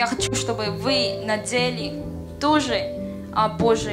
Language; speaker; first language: Russian; non-native, learner; Korean